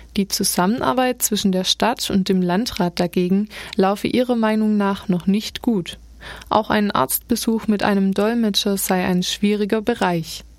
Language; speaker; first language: German; native; German